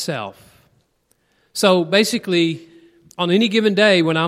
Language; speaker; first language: English; native; English